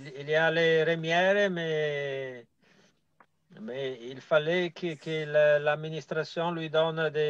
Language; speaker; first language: French; non-native, fluent; Italian